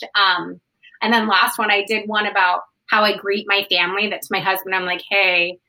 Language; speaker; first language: English; native; English